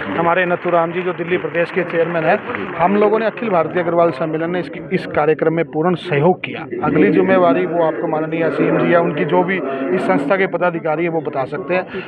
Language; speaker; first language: Hindi; native; Hindi